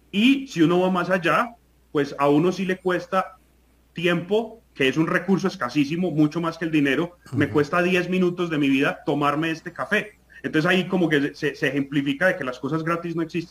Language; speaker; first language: Spanish; native; Spanish